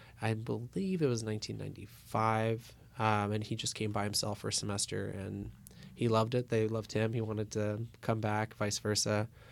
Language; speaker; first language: English; early bilingual, other home language; Russian